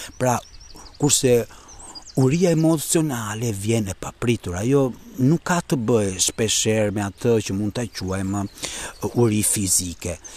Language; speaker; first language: Albanian; early bilingual, heritage; Albanian